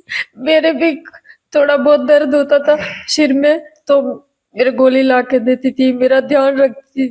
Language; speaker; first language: Hindi; non-native, local second language; Marwari